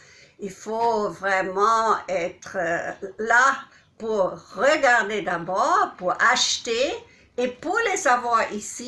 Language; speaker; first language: French; non-native, fluent; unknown